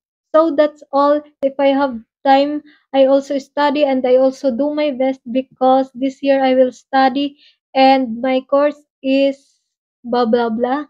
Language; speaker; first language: English; non-native, local second language; Waray